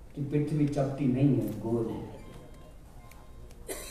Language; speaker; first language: Hindi; native; Hindi